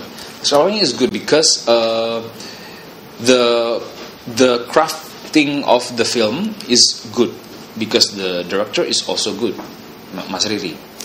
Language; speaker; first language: English; non-native, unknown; Indonesian